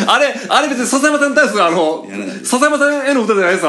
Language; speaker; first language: Japanese; native; Japanese